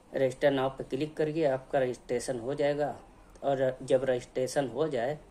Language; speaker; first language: Hindi; native; Hindi